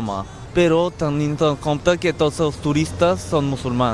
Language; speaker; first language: Catalan; non-native, fluent; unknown